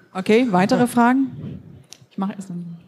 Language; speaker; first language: German; native; German